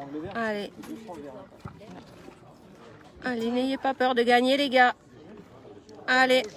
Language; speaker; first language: French; native; French